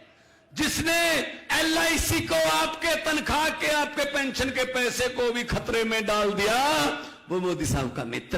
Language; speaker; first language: Hindi; non-native, local second language; Punjabi